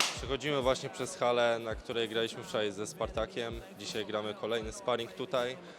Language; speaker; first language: Polish; native; Polish